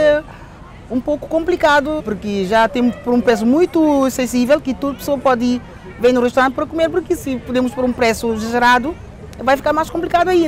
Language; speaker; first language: Portuguese; non-native, local second language; Kabuverdianu